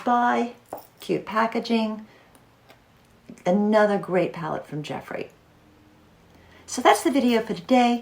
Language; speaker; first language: English; native; English